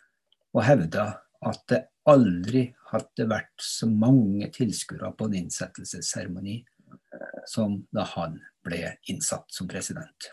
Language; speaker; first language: Norwegian; native; Norwegian